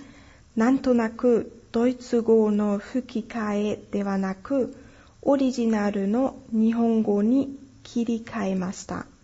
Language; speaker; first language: Japanese; non-native, fluent; German